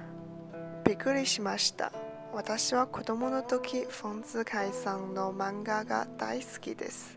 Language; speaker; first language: Japanese; non-native, learner; Chinese